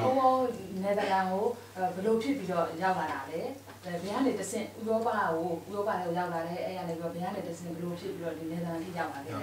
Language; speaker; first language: Dutch; non-native, learner; Burmese